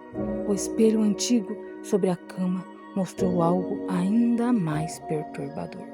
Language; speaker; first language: Portuguese; native; Portuguese